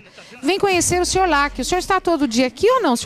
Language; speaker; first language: Portuguese; native; Portuguese